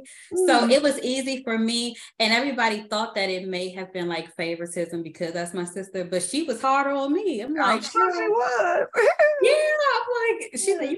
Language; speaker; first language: English; native; English